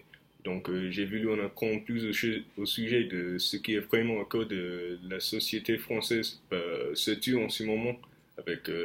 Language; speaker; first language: French; non-native, fluent; English